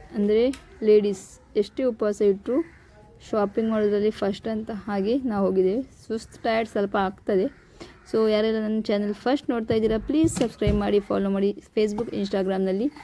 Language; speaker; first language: Kannada; non-native, local second language; Urdu